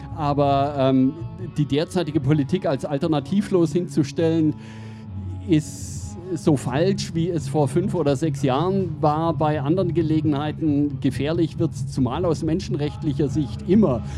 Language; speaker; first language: German; native; German